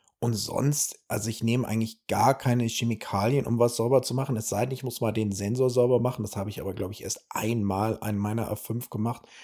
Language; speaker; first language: German; early bilingual, heritage; German